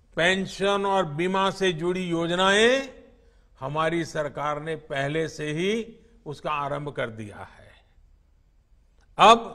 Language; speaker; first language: Hindi; non-native, local second language; Gujarati